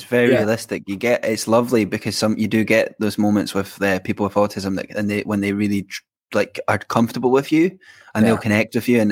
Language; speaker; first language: English; native; English